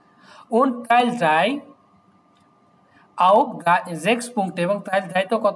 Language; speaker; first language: German; non-native, fluent; Bangla